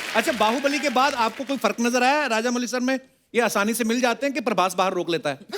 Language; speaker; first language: Hindi; non-native, local second language; Punjabi